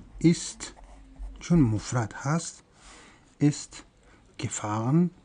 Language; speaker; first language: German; non-native, fluent; Persian